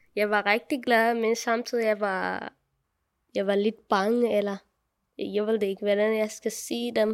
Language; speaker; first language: Danish; non-native, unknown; Tigrinya